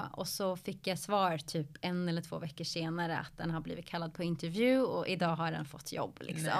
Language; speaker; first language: Swedish; early bilingual, other home language; Arabic